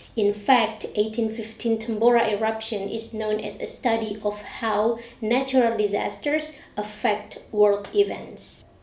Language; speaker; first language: English; non-native, fluent; Indonesian